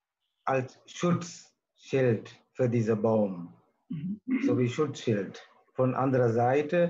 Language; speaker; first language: German; non-native, learner; Tamil